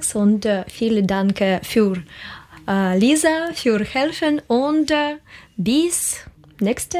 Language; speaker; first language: German; non-native, learner; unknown